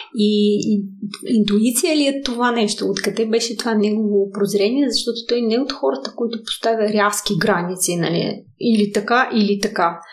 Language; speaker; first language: Bulgarian; early bilingual, heritage; Russian